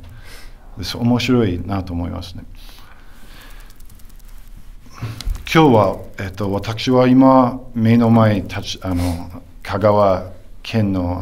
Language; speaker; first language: Japanese; non-native, fluent; English